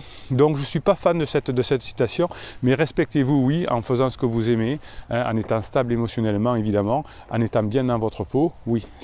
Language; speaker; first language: French; native; French